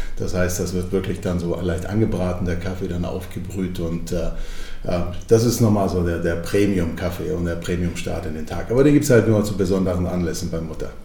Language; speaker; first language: German; early bilingual, other home language; Croatian